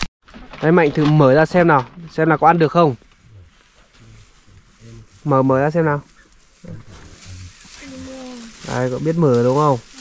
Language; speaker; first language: Vietnamese; native; Vietnamese